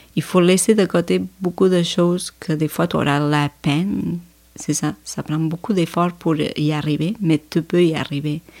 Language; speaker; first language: French; non-native, fluent; Spanish